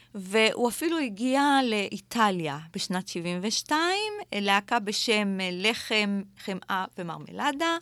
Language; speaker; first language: Hebrew; native; Hebrew